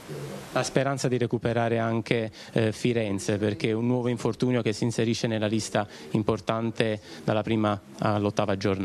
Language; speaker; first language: Italian; native; Italian